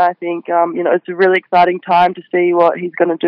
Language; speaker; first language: English; native; English